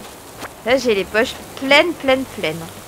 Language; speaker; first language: French; native; French